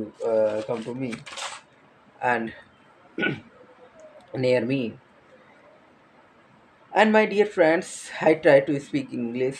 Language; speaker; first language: English; non-native, learner; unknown